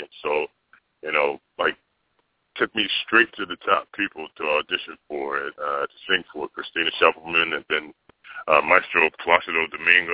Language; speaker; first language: English; native; English